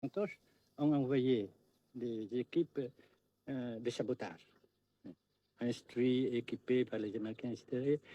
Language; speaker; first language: French; non-native, local second language; Vietnamese